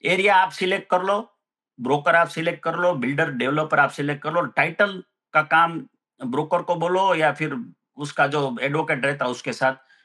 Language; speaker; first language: Hindi; non-native, local second language; Gujarati